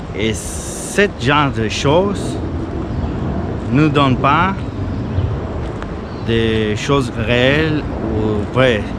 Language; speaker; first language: French; non-native, fluent; Spanish